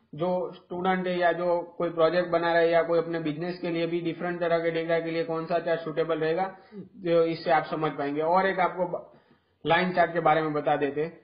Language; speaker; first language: Hindi; non-native, local second language; Gujarati